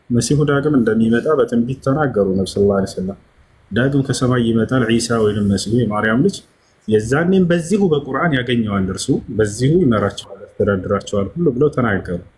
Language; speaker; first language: Amharic; native; Amharic